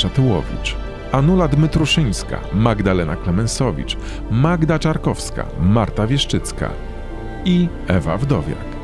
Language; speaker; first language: Polish; native; Polish